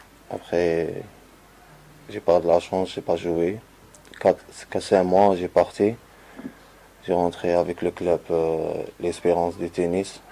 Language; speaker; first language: French; non-native, learner; Arabic